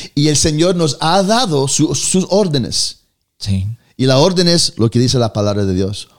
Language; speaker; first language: Spanish; early bilingual, heritage; Spanish